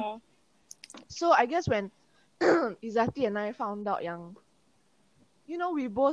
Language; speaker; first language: English; non-native, local second language; Malay